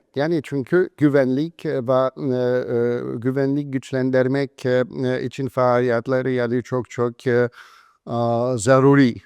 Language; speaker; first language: Turkish; non-native, fluent; Polish